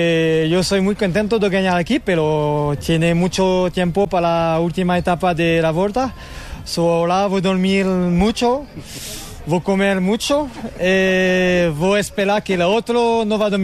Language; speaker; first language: Spanish; non-native, learner; French